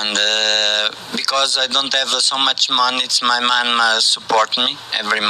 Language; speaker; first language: English; non-native, learner; Portuguese